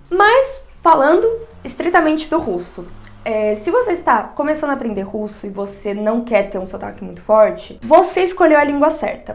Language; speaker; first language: Portuguese; native; Portuguese